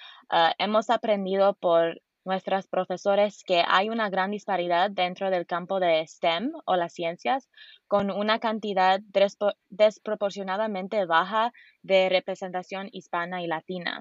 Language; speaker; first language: Spanish; non-native, fluent; English